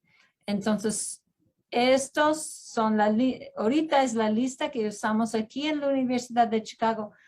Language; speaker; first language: Spanish; early bilingual, heritage; Spanish